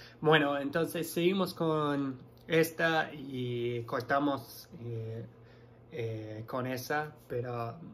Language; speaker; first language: Spanish; non-native, fluent; English